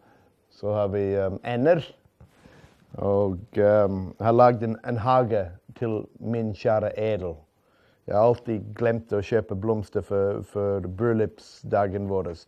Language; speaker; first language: Norwegian; non-native, fluent; English